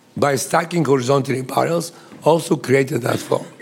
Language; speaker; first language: English; non-native, fluent; Bulgarian